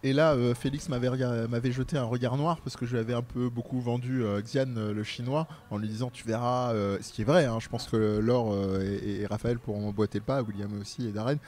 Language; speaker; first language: French; native; French